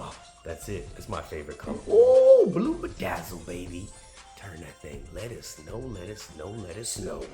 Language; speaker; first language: English; native; English